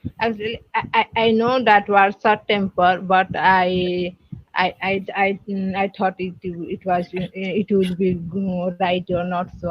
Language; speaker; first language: English; non-native, learner; Odia